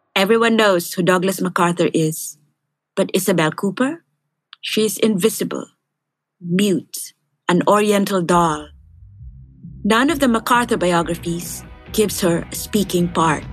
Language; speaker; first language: English; non-native, local second language; Filipino